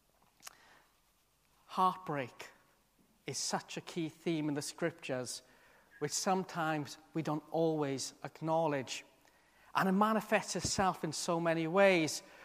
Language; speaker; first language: English; native; English